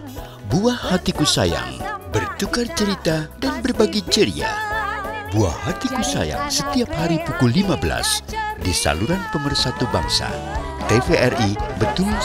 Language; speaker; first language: Indonesian; native; Indonesian